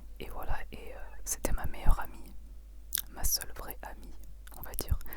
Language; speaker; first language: French; early bilingual, other home language; Aramaic